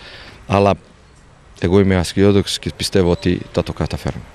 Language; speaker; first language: Greek; non-native, fluent; Serbian